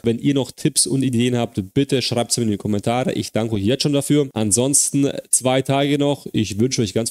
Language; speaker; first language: German; native; German